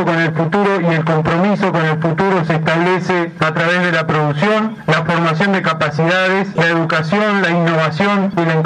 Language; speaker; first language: Spanish; native; Spanish